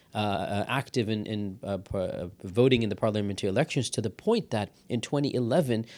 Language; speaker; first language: English; native; English